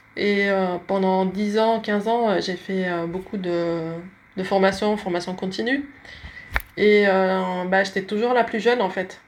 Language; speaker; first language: French; early bilingual, other home language; Dutch